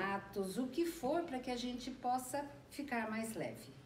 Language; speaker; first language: Portuguese; native; Portuguese